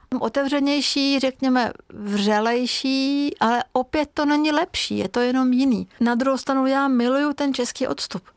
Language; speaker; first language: Czech; non-native, fluent; Hungarian